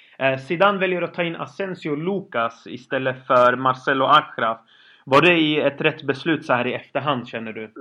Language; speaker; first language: Swedish; early bilingual, other home language; Kurdish